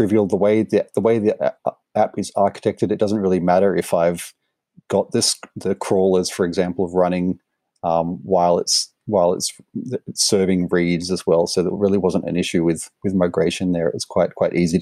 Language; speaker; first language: English; native; English